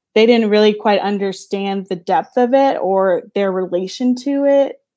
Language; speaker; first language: English; native; English